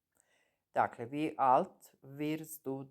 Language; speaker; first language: German; non-native, fluent; Serbian